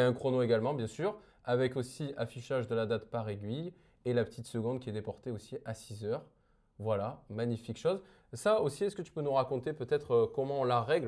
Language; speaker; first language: French; native; French